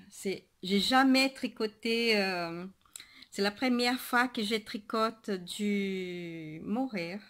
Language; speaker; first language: French; non-native, fluent; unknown